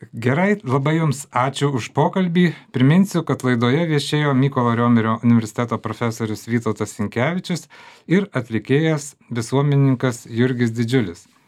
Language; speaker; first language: Lithuanian; native; Lithuanian